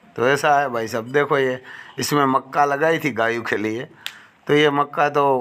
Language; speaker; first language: Hindi; non-native, local second language; Gujarati